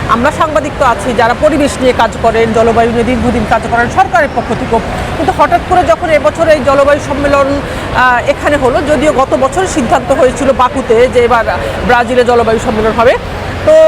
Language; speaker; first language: Bangla; native; Bangla